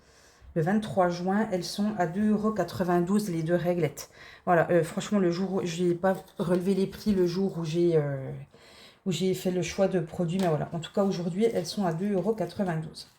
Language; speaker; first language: French; native; French